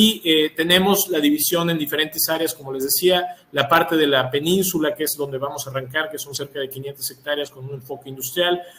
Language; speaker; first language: Spanish; native; Spanish